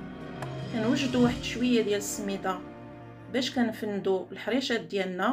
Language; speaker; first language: Arabic; native; Arabic